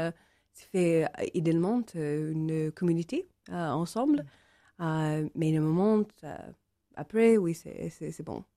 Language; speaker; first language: French; non-native, learner; English